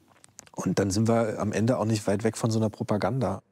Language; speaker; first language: German; native; German